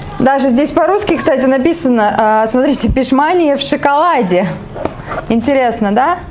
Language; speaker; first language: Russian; native; Russian